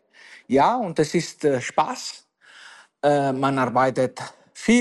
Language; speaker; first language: German; non-native, learner; Italian